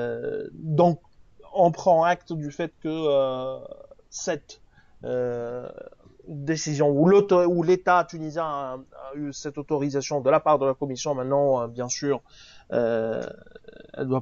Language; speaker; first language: French; non-native, local second language; Arabic